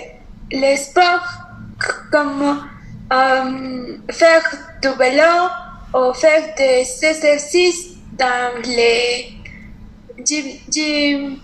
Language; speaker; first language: French; non-native, learner; Spanish